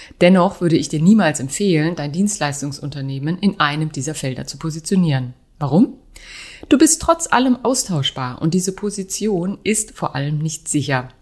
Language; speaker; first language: German; native; German